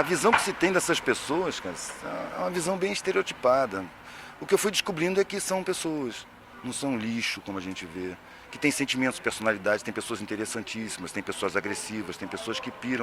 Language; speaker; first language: Portuguese; native; Portuguese